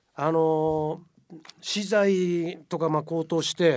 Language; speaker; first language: Japanese; native; Japanese